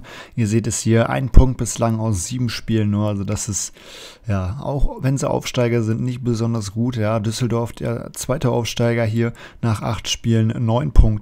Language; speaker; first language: German; native; German